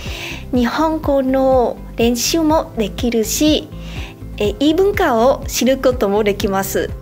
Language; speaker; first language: Japanese; non-native, fluent; Vietnamese